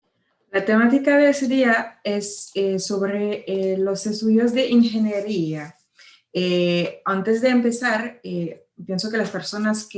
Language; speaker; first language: Spanish; non-native, fluent; French